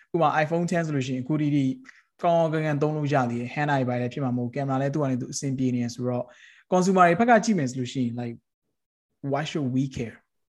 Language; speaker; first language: Burmese; native; Burmese